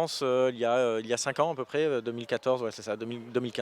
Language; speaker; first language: French; native; French